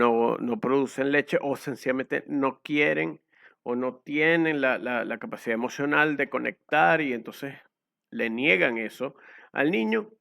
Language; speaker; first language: Spanish; native; Spanish